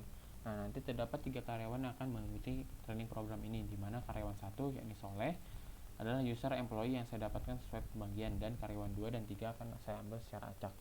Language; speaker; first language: Indonesian; native; Indonesian